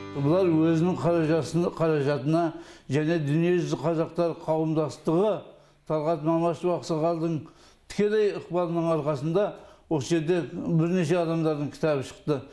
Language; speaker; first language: Kazakh; early bilingual, heritage; Kazakh